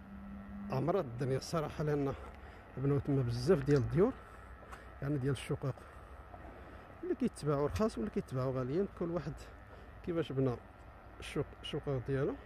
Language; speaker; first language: Arabic; native; Arabic